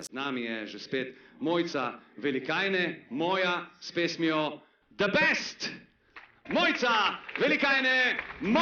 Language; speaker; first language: Slovenian; native; Slovenian